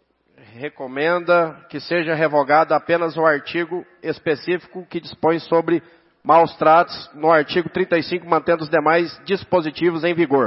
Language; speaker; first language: Portuguese; native; Portuguese